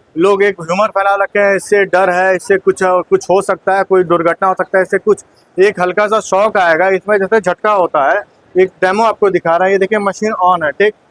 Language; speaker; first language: Hindi; native; Hindi